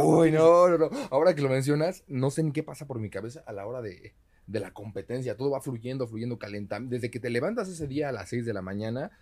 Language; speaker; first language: Spanish; native; Spanish